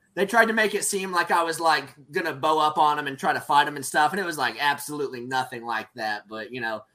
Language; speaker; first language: English; native; English